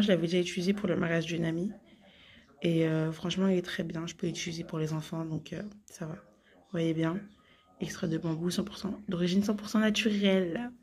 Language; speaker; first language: French; native; French